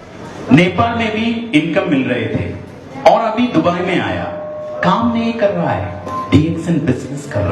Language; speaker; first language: Hindi; non-native, learner; Nepali